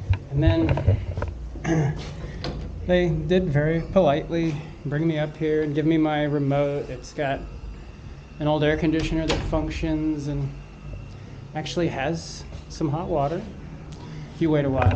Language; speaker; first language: English; native; English